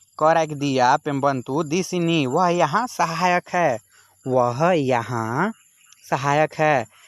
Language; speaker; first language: Hindi; native; Hindi